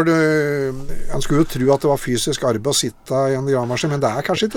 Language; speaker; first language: Norwegian; native; Norwegian